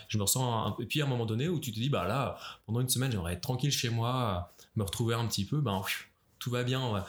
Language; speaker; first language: French; native; French